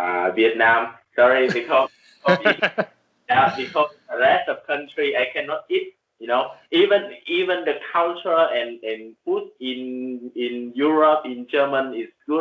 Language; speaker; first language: English; non-native, learner; Vietnamese